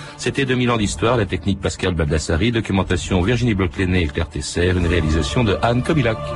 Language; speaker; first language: French; native; French